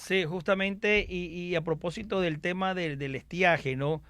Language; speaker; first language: Spanish; native; Spanish